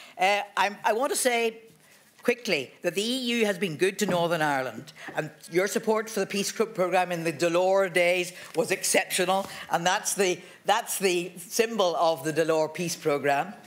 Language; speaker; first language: English; native; English